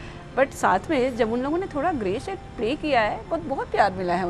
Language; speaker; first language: Hindi; native; Hindi